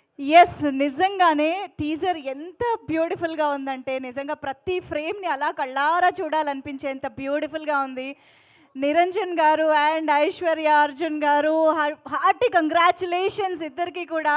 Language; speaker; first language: Telugu; native; Telugu